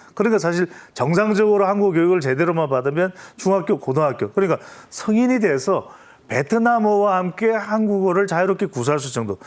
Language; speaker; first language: Korean; native; Korean